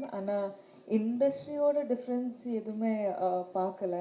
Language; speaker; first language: Tamil; non-native, learner; Kannada